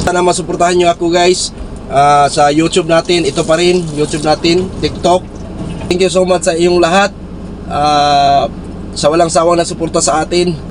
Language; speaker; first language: Filipino; non-native, local second language; Cebuano